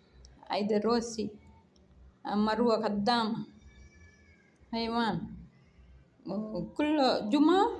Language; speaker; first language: Arabic; non-native, learner; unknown